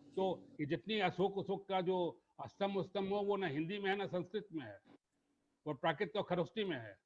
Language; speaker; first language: Hindi; native; Hindi